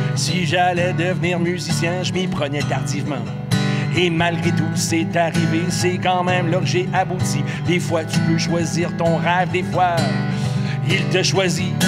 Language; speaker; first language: French; native; French